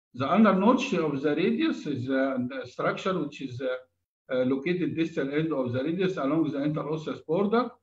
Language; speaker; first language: English; non-native, fluent; Arabic